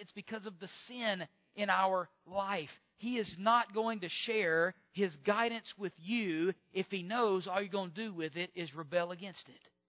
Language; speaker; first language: English; native; English